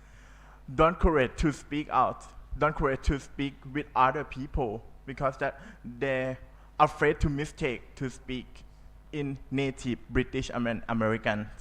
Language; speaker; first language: English; non-native, learner; Thai